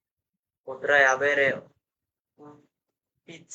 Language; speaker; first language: Italian; non-native, learner; Bangla